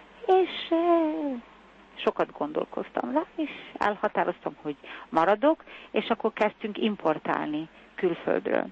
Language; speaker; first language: Hungarian; early bilingual, heritage; Hungarian